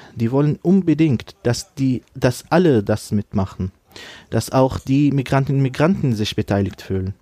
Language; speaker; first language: German; non-native, fluent; Arabic